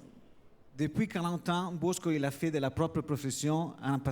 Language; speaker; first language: French; non-native, learner; Italian